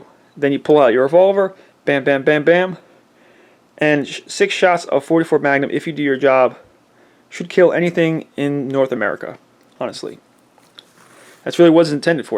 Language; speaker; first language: English; native; English